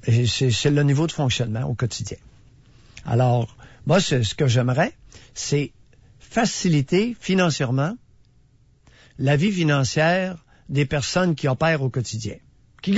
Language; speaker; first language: French; native; French